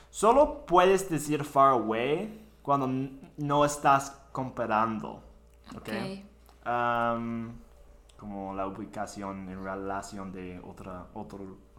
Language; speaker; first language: Spanish; non-native, fluent; English